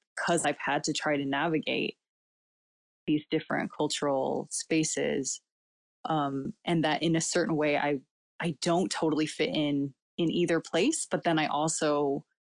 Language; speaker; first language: English; early bilingual, other home language; Cantonese